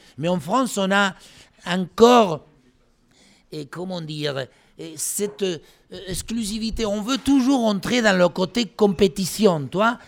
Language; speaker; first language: French; non-native, fluent; Spanish